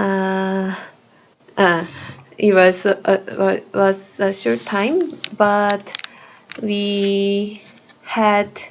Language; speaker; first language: English; non-native, learner; Korean